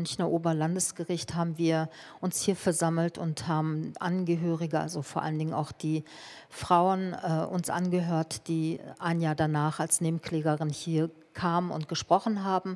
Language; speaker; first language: German; early bilingual, other home language; Turkish